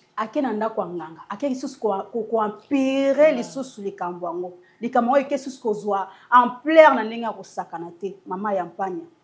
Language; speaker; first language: Lingala; native; Lingala